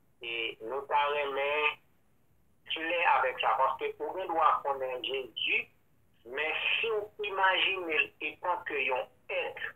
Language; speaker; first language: French; non-native, local second language; Haitian Creole